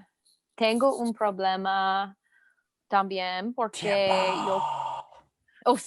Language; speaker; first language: Spanish; non-native, learner; English